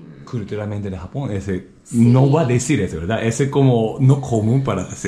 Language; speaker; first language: Spanish; non-native, learner; Japanese